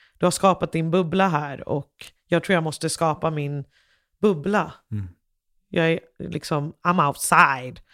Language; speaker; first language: Swedish; early bilingual, other home language; English